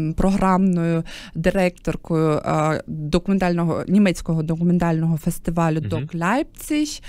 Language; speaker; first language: Ukrainian; native; Ukrainian